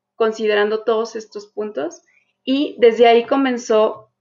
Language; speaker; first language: Spanish; native; Spanish